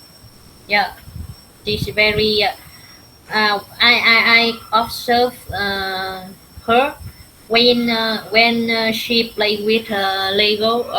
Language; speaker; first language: English; non-native, learner; Vietnamese